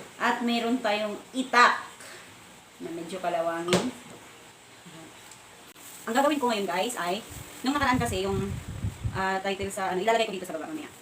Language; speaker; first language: Filipino; non-native, local second language; Cebuano